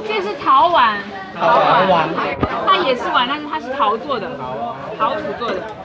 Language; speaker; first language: Chinese; non-native, fluent; Hmong